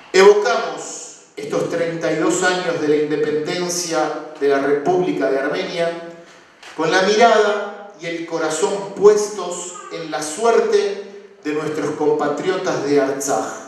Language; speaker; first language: Spanish; native; Spanish